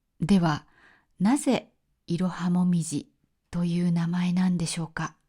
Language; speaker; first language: Japanese; native; Japanese